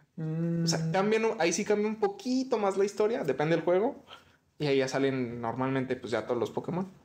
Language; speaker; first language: Spanish; native; Spanish